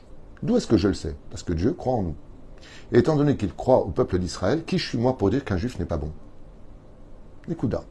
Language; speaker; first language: French; native; French